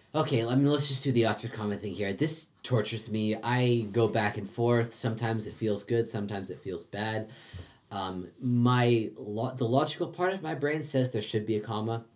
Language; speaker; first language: English; native; English